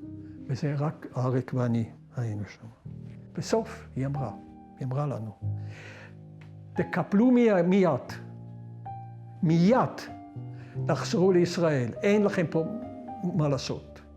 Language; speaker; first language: Hebrew; non-native, fluent; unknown